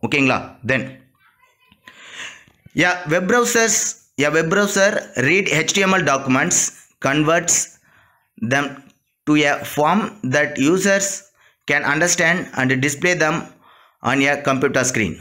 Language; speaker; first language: English; non-native, local second language; Tamil